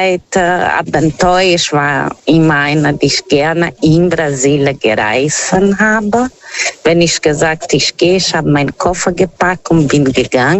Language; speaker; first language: German; non-native, learner; Portuguese